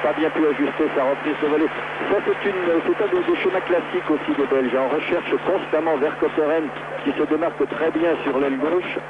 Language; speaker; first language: French; native; French